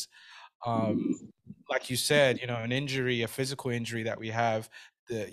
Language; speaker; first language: English; native; English